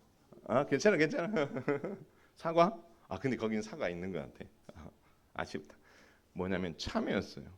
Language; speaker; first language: Korean; native; Korean